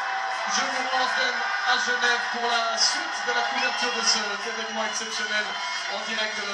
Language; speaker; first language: French; native; French